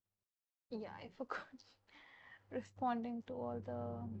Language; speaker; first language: English; non-native, local second language; Hindi